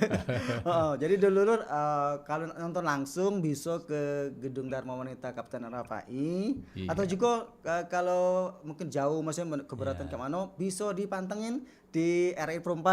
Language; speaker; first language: Indonesian; native; Indonesian